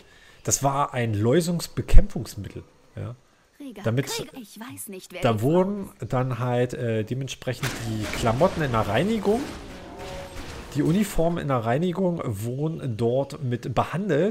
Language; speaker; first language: German; native; German